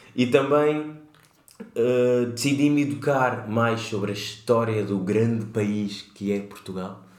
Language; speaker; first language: Portuguese; native; Portuguese